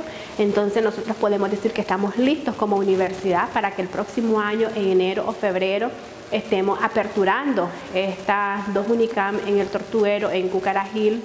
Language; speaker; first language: Spanish; native; Spanish